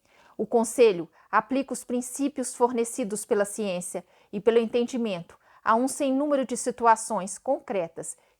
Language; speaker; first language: Portuguese; native; Portuguese